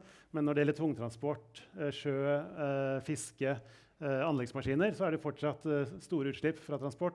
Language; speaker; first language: Norwegian; native; Norwegian